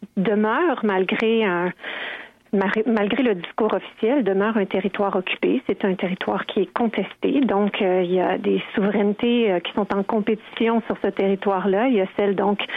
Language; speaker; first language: French; native; French